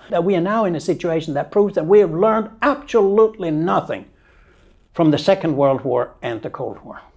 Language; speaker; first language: English; non-native, fluent; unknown